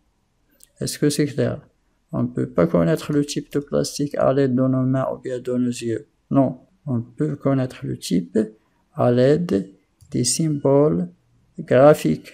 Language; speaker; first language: French; non-native, local second language; Arabic